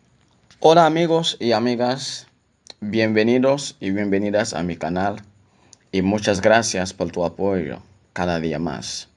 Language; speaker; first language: Spanish; non-native, local second language; Haitian Creole